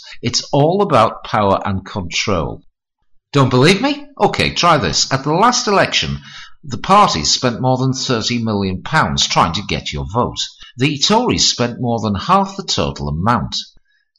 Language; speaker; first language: English; native; English